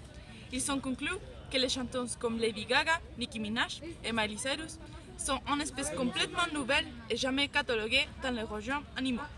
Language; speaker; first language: French; non-native, learner; Spanish